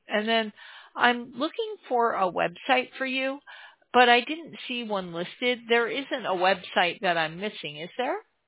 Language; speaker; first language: English; native; English